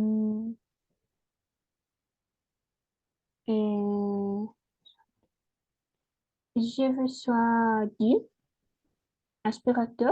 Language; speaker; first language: French; non-native, learner; Spanish